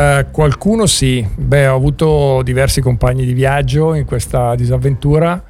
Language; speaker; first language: Italian; native; Italian